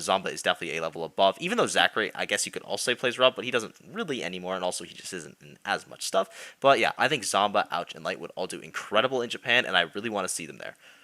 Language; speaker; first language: English; native; English